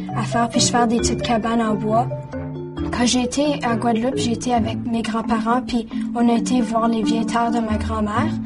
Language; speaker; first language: French; native; French